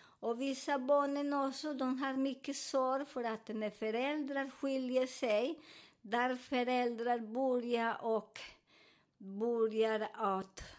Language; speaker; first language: Swedish; non-native, learner; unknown